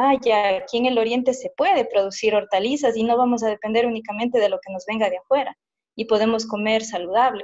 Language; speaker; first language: Spanish; native; Spanish